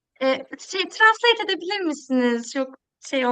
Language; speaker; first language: Turkish; native; Turkish